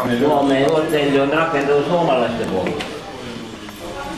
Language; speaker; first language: Finnish; non-native, learner; Russian